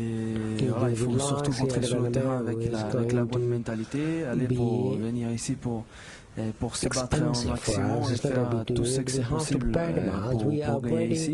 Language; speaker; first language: French; non-native, fluent; Portuguese